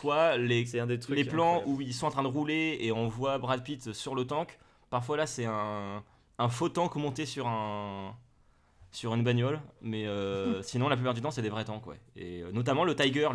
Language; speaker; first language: French; native; French